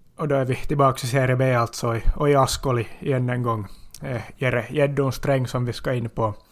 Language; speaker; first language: Swedish; native; Swedish